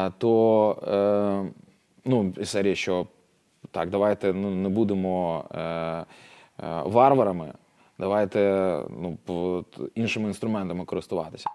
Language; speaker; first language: Ukrainian; non-native, local second language; Russian